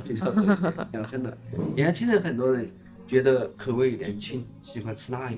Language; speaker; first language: Chinese; native; Chinese